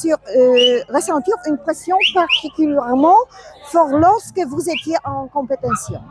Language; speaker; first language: French; non-native, learner; Polish